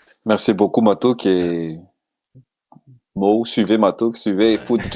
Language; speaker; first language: French; non-native, local second language; Malagasy